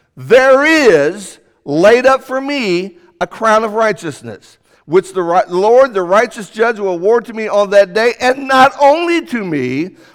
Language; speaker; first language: English; native; English